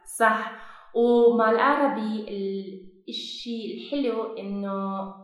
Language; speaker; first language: Arabic; non-native, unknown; Dutch